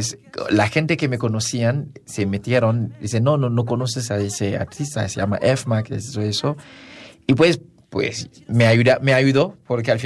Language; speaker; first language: Spanish; non-native, fluent; Haitian Creole